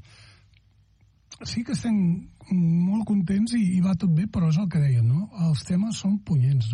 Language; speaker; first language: Catalan; native; Catalan